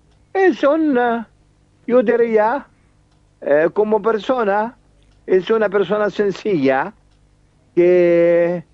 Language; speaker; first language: Spanish; non-native, fluent; Arabic